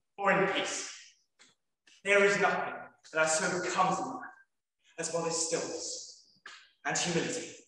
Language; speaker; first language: English; native; English